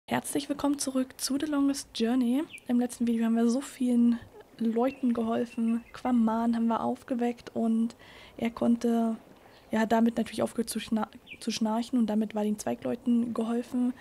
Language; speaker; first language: German; native; German